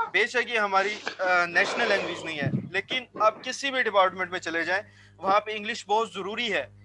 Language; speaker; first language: Urdu; non-native, local second language; Punjabi